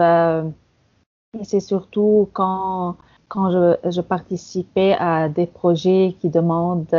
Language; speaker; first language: French; non-native, fluent; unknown